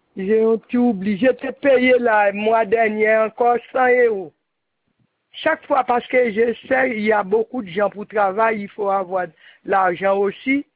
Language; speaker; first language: French; non-native, local second language; Haitian Creole